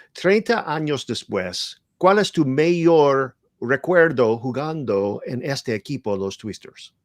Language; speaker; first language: Spanish; non-native, learner; English